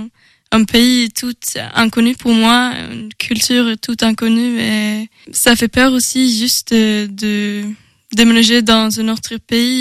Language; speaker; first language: French; non-native, learner; Swedish